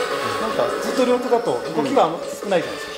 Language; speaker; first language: Japanese; native; Japanese